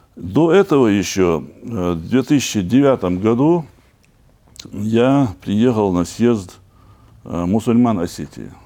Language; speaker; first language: Russian; non-native, local second language; Chechen